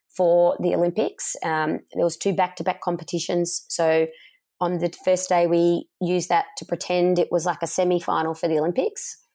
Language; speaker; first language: English; native; English